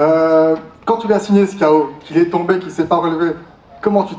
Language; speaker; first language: French; native; French